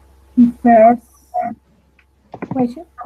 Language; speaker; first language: English; non-native, learner; Spanish